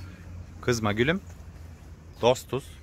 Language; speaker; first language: Turkish; native; Turkish